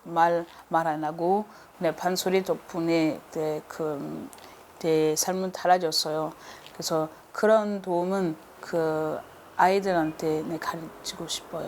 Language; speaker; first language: Korean; non-native, learner; French